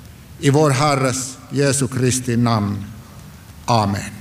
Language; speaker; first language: Swedish; non-native, local second language; Finnish